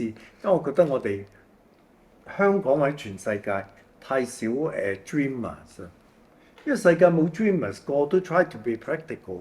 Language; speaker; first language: Cantonese; native; Cantonese